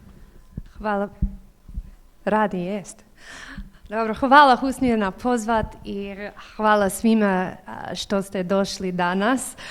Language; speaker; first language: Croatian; non-native, fluent; English